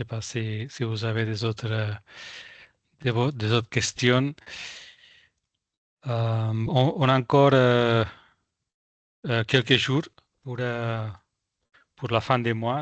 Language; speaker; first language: French; non-native, fluent; Spanish